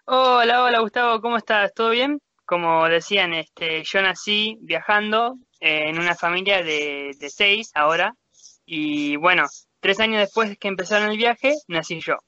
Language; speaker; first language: Spanish; early bilingual, heritage; Spanish